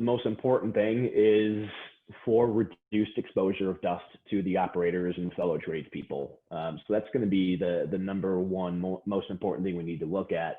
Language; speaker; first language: English; native; English